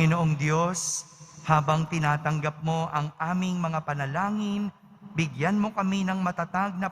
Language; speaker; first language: Filipino; native; Filipino